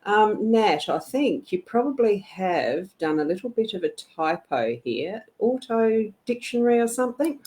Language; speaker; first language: English; native; English